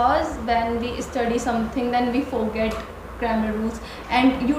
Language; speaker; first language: English; non-native, learner; Hindi